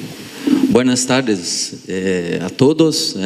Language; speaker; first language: Spanish; non-native, learner; Portuguese